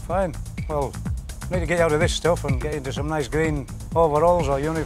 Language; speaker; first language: English; native; English